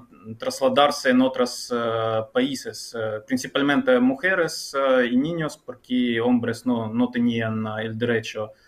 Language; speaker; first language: Spanish; non-native, fluent; Ukrainian